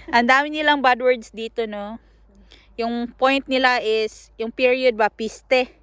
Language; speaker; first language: Filipino; non-native, local second language; Cebuano